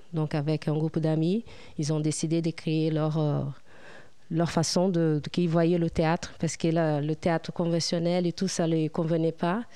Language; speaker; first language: French; non-native, fluent; Portuguese